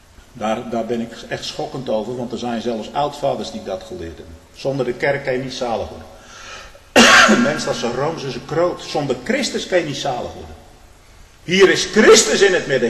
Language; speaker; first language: Dutch; native; Dutch